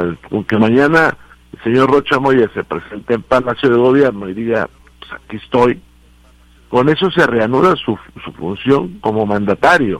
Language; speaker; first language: Spanish; native; Spanish